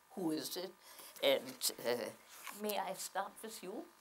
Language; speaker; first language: English; non-native, fluent; German